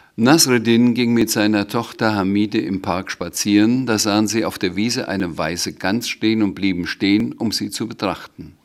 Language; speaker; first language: German; native; German